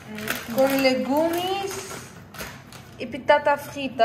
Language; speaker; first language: Portuguese; non-native, learner; Dutch